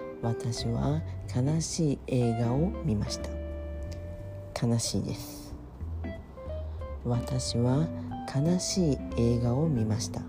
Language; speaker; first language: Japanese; non-native, fluent; French